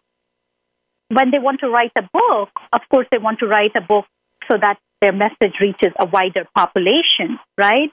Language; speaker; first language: English; non-native, local second language; Hindi